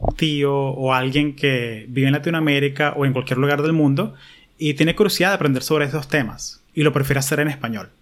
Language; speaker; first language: Spanish; early bilingual, heritage; Spanish